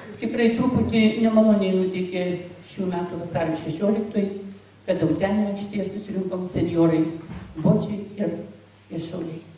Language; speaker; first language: Lithuanian; native; Lithuanian